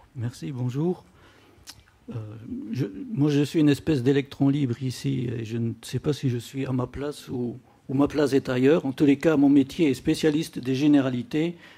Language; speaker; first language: French; native; French